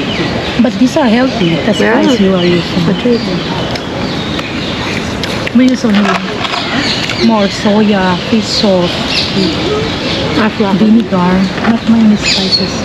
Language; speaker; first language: English; non-native, learner; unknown